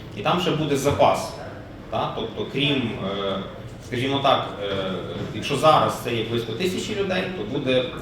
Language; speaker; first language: Ukrainian; native; Ukrainian